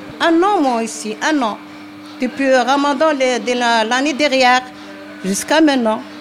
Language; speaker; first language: French; non-native, local second language; Arabic